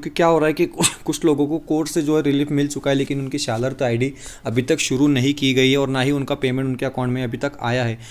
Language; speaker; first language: Hindi; non-native, local second language; Marathi